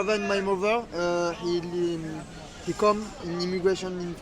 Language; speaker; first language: English; non-native, learner; French